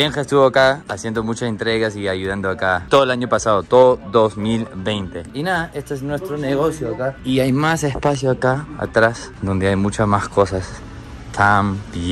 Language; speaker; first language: Spanish; non-native, fluent; English